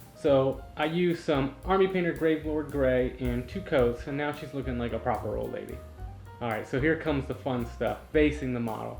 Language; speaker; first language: English; native; English